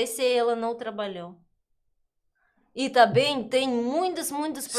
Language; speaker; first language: Portuguese; non-native, learner; Russian